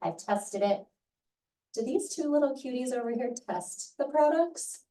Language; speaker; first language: English; native; English